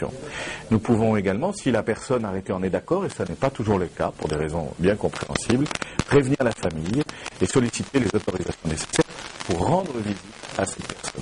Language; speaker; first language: French; native; French